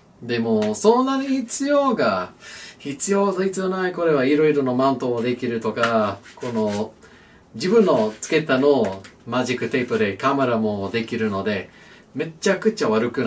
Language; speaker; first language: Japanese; non-native, learner; English